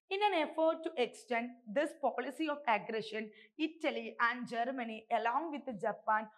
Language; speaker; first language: English; non-native, local second language; Malayalam